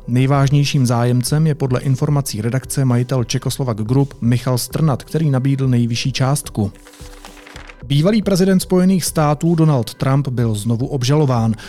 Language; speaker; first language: Czech; native; Czech